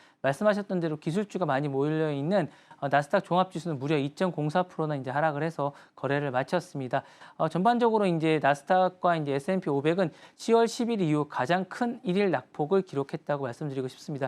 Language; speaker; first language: Korean; native; Korean